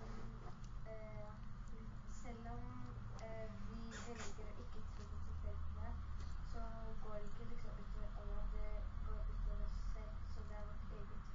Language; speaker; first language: Norwegian; early bilingual, other home language; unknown